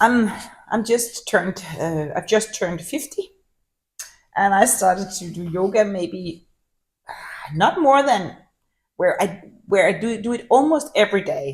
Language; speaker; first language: English; non-native, fluent; Danish